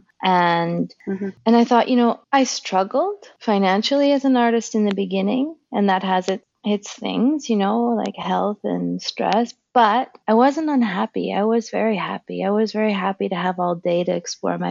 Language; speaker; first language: English; native; English